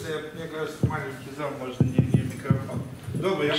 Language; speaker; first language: Russian; native; Russian